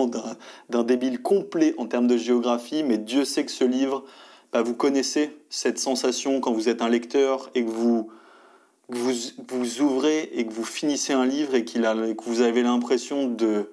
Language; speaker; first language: French; native; French